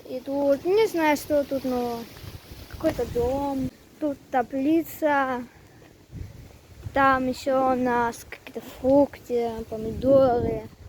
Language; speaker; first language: Russian; early bilingual, heritage; Russian